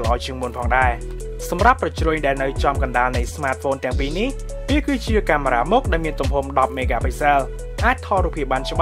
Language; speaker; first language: Khmer; native; Khmer